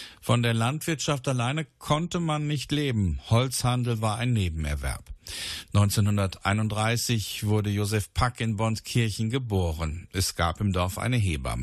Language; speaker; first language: German; native; German